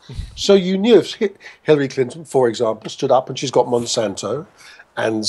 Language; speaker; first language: English; native; English